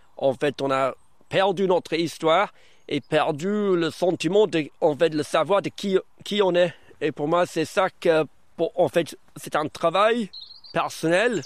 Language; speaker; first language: French; non-native, fluent; English